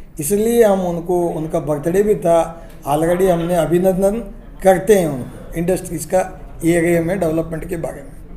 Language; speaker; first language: Hindi; non-native, local second language; Kannada